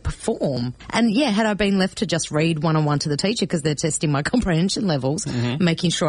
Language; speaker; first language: English; early bilingual, other home language; Greek